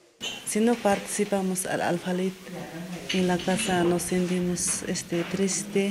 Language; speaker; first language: Spanish; non-native, local second language; Quechua